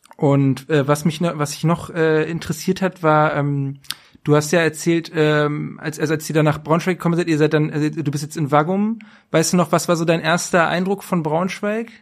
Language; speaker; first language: German; native; German